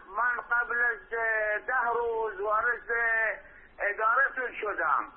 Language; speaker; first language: Persian; non-native, fluent; Arabic